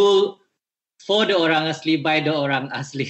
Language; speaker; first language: English; non-native, local second language; Malay